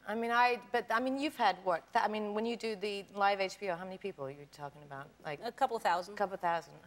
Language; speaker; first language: English; native; English